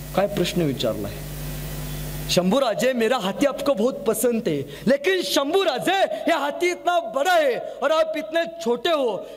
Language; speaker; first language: Hindi; non-native, local second language; Marathi